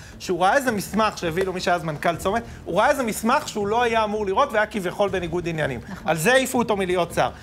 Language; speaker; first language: Hebrew; native; Hebrew